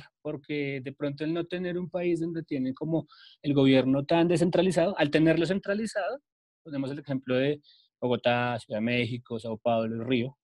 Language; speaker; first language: Spanish; native; Spanish